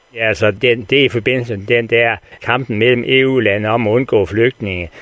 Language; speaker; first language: Danish; native; Danish